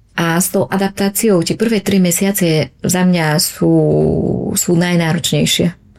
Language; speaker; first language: Slovak; early bilingual, other home language; Vietnamese